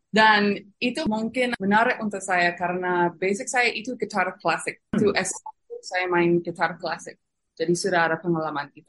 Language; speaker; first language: Indonesian; non-native, fluent; English